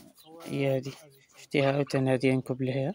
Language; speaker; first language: Arabic; native; Arabic